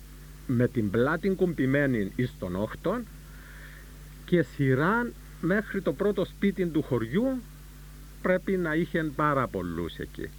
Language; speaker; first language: Greek; native; Greek